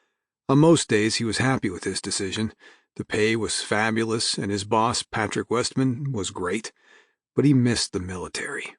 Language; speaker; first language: English; native; English